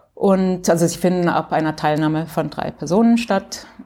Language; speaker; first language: German; early bilingual, heritage; English